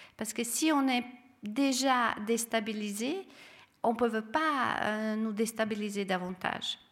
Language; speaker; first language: French; non-native, fluent; Serbian